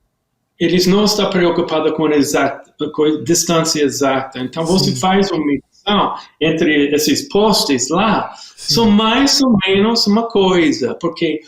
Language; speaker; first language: Portuguese; non-native, learner; English